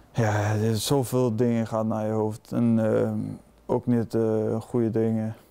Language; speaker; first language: Dutch; non-native, fluent; Danish